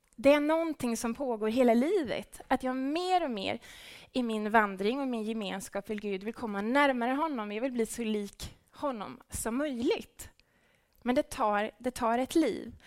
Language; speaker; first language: Swedish; native; Swedish